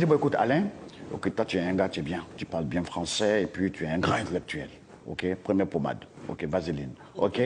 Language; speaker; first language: French; non-native, local second language; Dyula